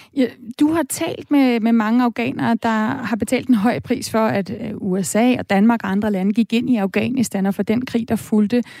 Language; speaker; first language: Danish; native; Danish